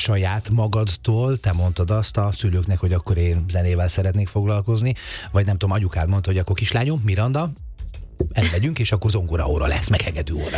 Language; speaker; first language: Hungarian; native; Hungarian